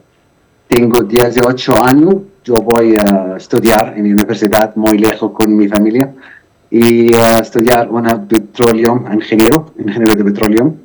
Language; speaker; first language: Spanish; non-native, learner; Arabic